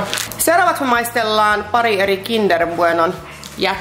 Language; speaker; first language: Finnish; native; Finnish